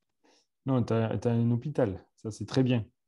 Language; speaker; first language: French; native; French